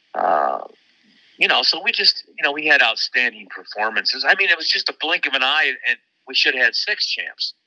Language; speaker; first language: English; native; English